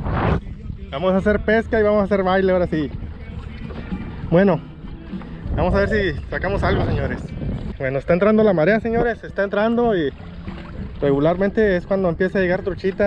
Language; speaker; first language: Spanish; native; Spanish